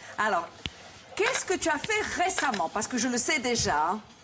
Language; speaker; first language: French; native; French